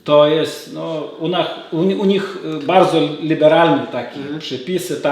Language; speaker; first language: Polish; non-native, learner; Lithuanian